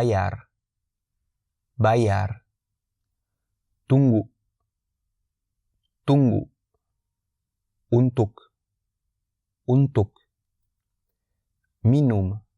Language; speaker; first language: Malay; non-native, fluent; French